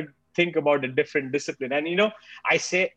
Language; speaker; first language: English; non-native, local second language; Marathi